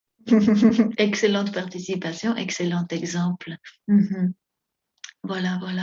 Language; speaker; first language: French; non-native, fluent; Spanish